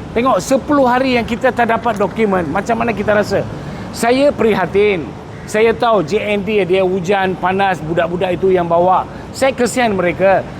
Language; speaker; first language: Malay; non-native, local second language; Tamil